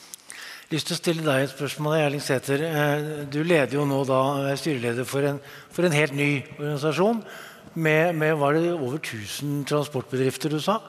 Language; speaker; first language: Norwegian; native; Norwegian